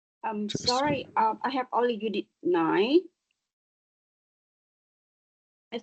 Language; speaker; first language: English; non-native, learner; Thai